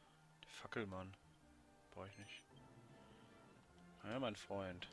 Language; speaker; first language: German; native; German